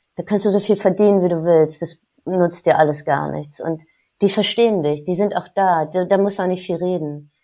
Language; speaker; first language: German; native; German